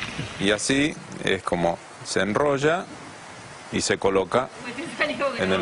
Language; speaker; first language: Spanish; native; Spanish